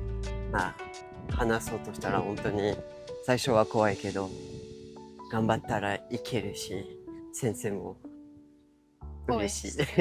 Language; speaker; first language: Japanese; non-native, fluent; English